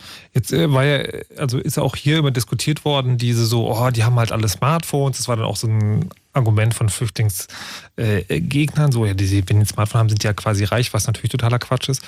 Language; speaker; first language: German; native; German